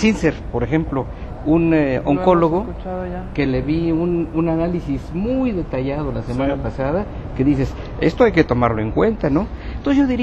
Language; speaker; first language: Spanish; native; Spanish